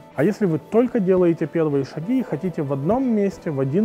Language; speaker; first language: Russian; native; Russian